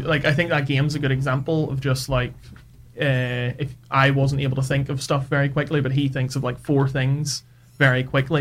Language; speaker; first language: English; native; English